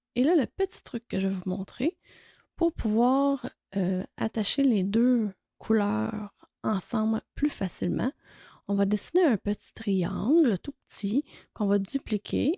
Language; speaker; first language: French; native; French